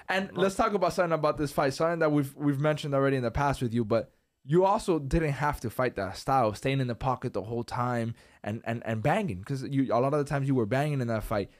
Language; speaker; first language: English; early bilingual, other home language; Spanish